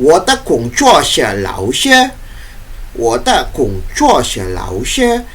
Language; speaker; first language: Chinese; non-native, learner; Indonesian